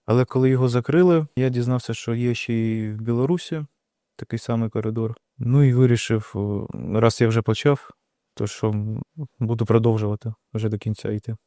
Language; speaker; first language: Ukrainian; non-native, local second language; Russian